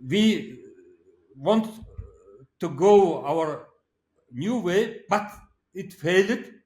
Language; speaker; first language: English; non-native, learner; Mongolian